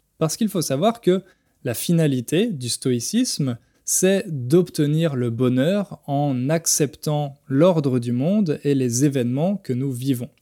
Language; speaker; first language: French; native; French